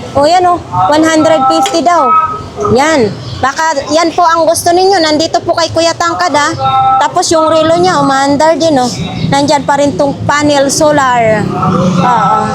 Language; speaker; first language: Filipino; non-native, local second language; Cebuano